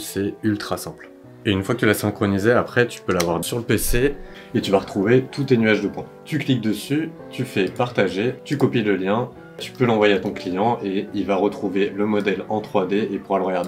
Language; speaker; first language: French; native; French